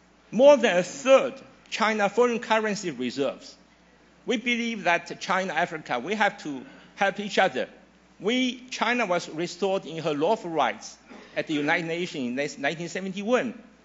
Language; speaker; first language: English; non-native, fluent; Chinese